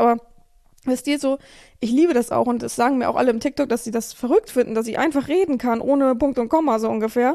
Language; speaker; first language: German; native; German